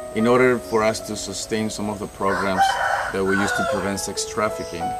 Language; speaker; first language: English; non-native, fluent; Spanish